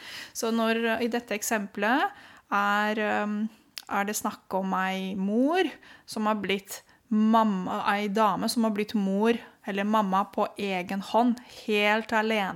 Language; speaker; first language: Norwegian; non-native, fluent; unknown